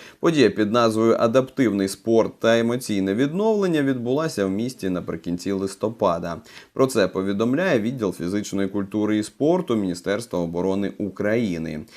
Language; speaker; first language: Ukrainian; native; Ukrainian